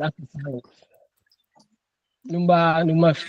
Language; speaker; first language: German; non-native, learner; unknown